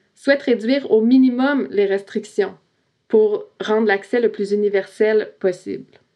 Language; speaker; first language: French; native; French